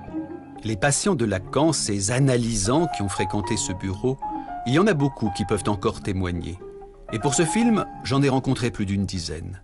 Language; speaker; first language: French; native; French